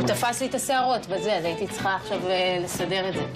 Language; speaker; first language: Hebrew; native; Hebrew